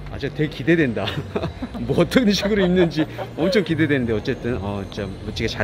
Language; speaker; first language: Korean; native; Korean